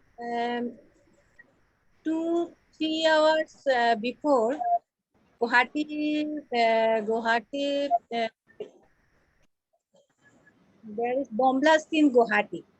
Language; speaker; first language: English; non-native, learner; Assamese